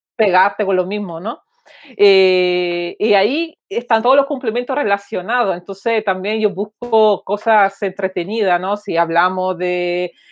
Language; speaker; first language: Spanish; non-native, fluent; Italian